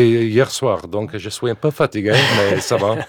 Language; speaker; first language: French; non-native, fluent; English